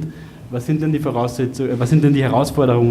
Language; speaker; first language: German; native; German